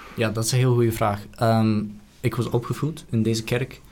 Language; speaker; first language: Dutch; non-native, fluent; English